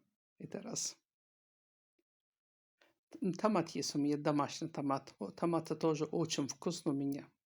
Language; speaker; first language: Russian; non-native, local second language; Azerbaijani